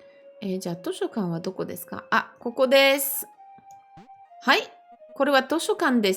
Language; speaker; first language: Japanese; non-native, fluent; French